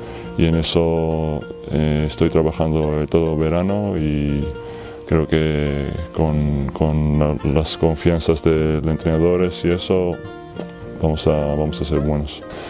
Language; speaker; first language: Spanish; non-native, fluent; Georgian